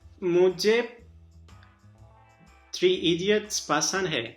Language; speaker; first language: Hindi; non-native, learner; Portuguese